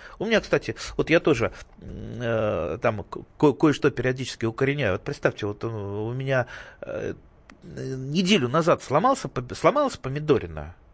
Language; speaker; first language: Russian; native; Russian